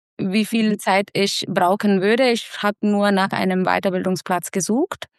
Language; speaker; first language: German; non-native, fluent; Hindi